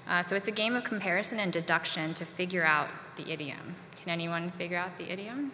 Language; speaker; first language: English; native; English